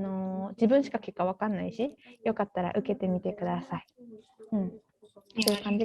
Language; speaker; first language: Japanese; native; Japanese